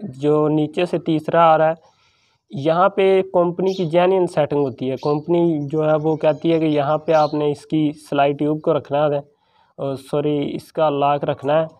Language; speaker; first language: Urdu; non-native, local second language; Punjabi